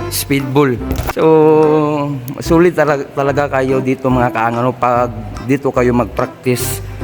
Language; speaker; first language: Filipino; non-native, local second language; Cebuano